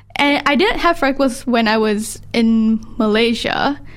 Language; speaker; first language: English; early bilingual, other home language; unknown